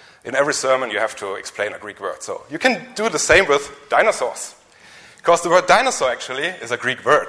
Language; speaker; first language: English; non-native, fluent; German